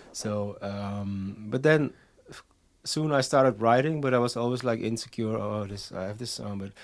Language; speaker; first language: English; non-native, fluent; Dutch